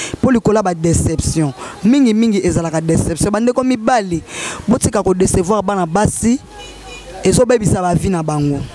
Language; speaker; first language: Lingala; non-native, local second language; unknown